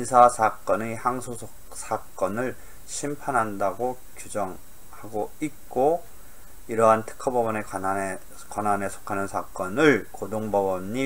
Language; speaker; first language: Korean; native; Korean